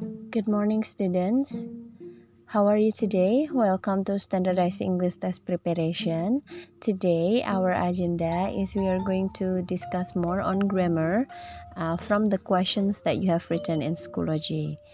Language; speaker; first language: English; non-native, fluent; Indonesian